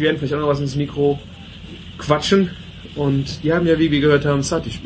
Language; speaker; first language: German; native; German